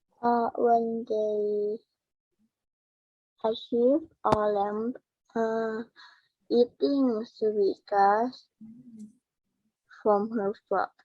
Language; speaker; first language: English; non-native, learner; Thai